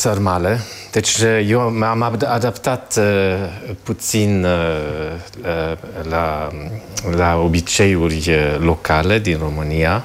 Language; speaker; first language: Romanian; non-native, fluent; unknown